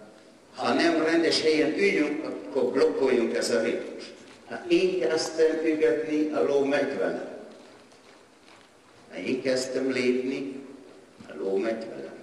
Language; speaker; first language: Hungarian; non-native, learner; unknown